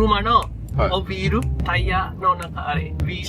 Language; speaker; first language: Japanese; non-native, learner; Sinhala